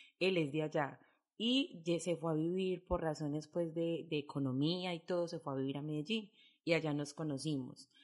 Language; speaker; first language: Spanish; native; Spanish